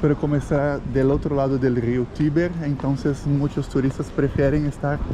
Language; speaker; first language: Spanish; non-native, fluent; Portuguese